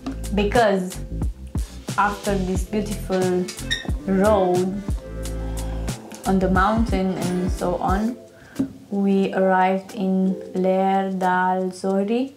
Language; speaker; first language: English; non-native, learner; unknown